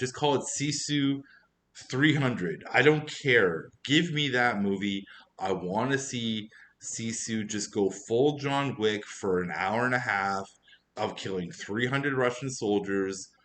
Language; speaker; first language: English; native; English